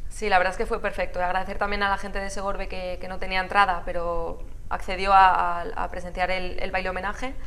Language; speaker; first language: Spanish; native; Spanish